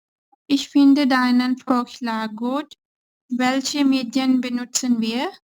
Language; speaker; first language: German; non-native, learner; Urdu